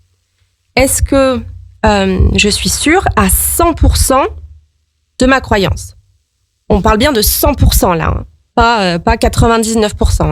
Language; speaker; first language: French; native; French